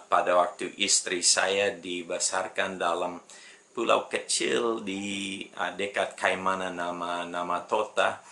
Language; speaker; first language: Indonesian; non-native, fluent; English